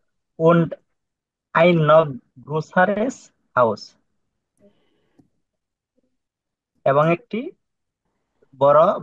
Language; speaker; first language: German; non-native, learner; Bangla